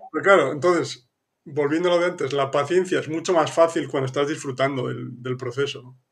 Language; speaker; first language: Spanish; native; Spanish